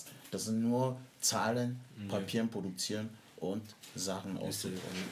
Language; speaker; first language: German; non-native, fluent; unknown